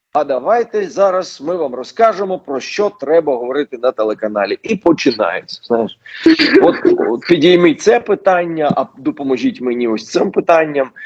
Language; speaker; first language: Ukrainian; non-native, local second language; Russian